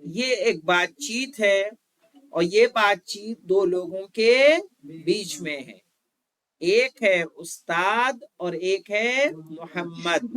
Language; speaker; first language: Urdu; native; Urdu